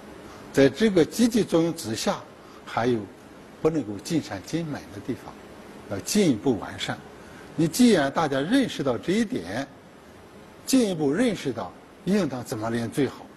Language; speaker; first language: Chinese; native; Chinese